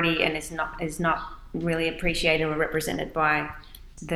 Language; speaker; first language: English; native; English